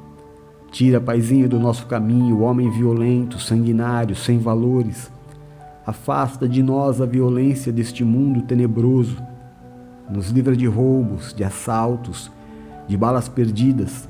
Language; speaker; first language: Portuguese; native; Portuguese